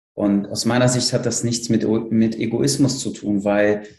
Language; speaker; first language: German; early bilingual, other home language; Polish